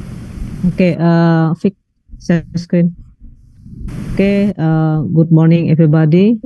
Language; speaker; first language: English; non-native, learner; Indonesian